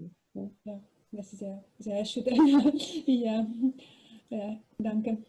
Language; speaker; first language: German; non-native, learner; Macedonian